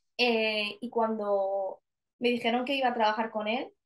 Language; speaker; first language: Spanish; native; Spanish